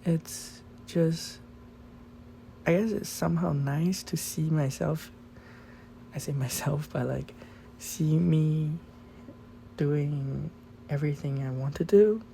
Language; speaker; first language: English; non-native, fluent; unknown